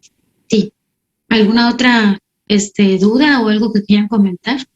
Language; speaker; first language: Spanish; native; Spanish